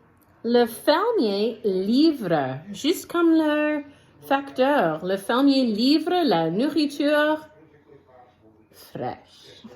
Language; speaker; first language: French; non-native, fluent; English